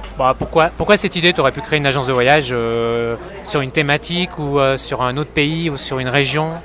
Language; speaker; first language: French; native; French